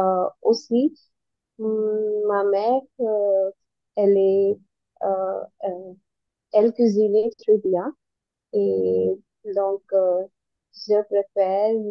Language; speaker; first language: French; non-native, learner; Hindi